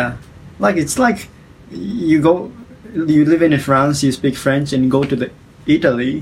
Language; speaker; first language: English; non-native, fluent; Japanese